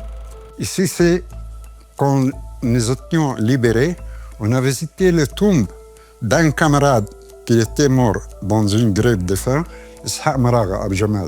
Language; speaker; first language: French; non-native, fluent; Arabic